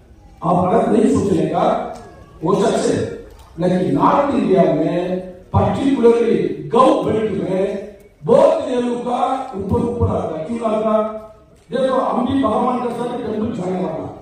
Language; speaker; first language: Hindi; non-native, local second language; Tamil